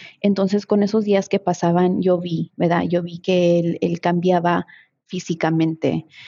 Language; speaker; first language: Spanish; early bilingual, heritage; Spanish